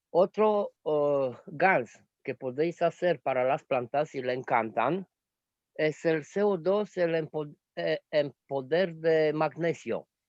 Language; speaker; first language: Spanish; non-native, fluent; Romanian